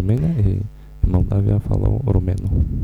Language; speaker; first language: Portuguese; non-native, learner; Romanian